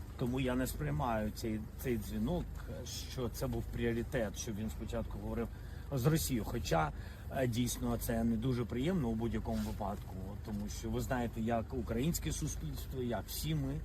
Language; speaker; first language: Ukrainian; non-native, local second language; Russian